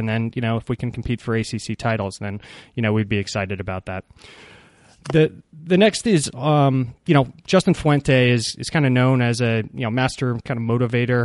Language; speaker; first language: English; native; English